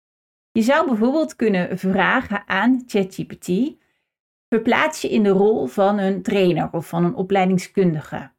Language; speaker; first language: Dutch; native; Dutch